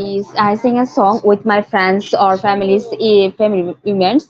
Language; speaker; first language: English; non-native, learner; Bangla